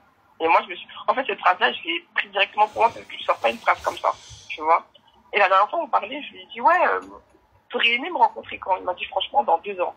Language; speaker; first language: French; native; French